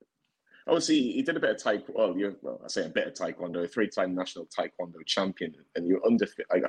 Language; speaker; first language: English; native; English